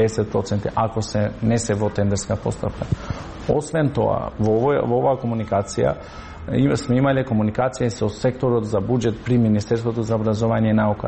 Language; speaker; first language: Macedonian; non-native, local second language; Albanian